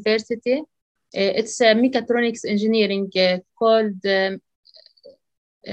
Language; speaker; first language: English; non-native, learner; Arabic